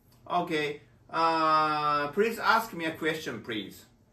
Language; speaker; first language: English; non-native, learner; Japanese